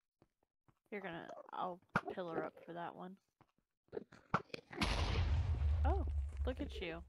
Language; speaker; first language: English; native; English